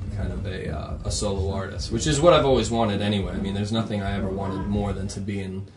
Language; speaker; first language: English; native; English